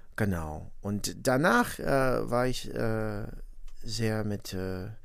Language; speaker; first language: German; non-native, fluent; English